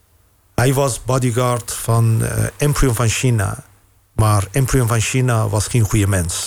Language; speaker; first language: Dutch; non-native, fluent; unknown